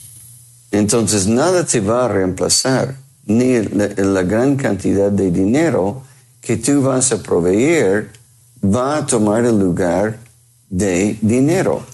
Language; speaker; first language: Spanish; non-native, fluent; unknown